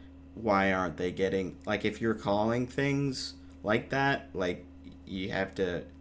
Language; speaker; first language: English; native; English